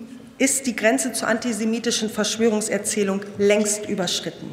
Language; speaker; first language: German; early bilingual, other home language; Turkish